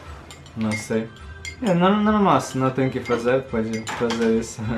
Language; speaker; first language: Portuguese; non-native, learner; Russian